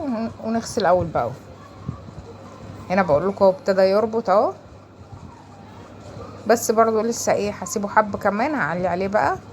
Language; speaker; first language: Arabic; native; Arabic